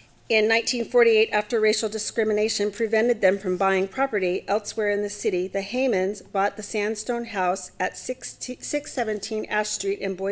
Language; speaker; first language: English; native; English